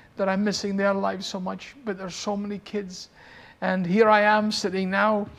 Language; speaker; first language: English; native; English